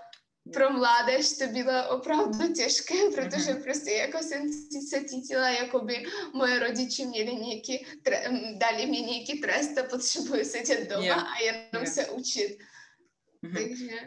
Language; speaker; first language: Czech; non-native, fluent; Russian